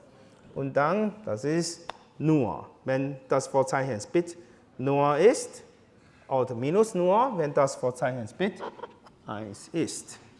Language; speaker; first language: German; non-native, fluent; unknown